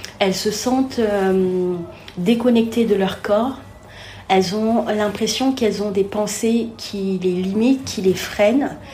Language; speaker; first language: French; non-native, local second language; Wolof